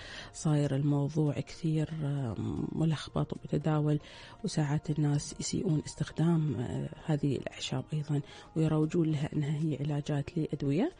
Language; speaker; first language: Arabic; native; Arabic